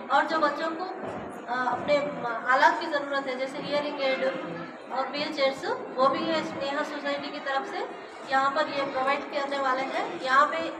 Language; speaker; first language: Hindi; non-native, local second language; Urdu